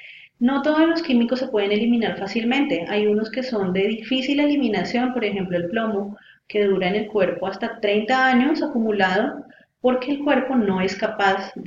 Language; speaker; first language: Spanish; native; Spanish